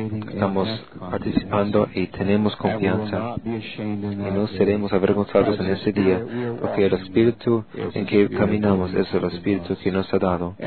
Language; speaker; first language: Spanish; non-native, learner; English